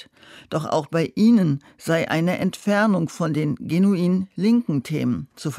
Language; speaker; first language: German; native; German